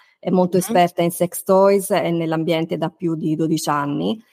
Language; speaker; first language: Italian; native; Italian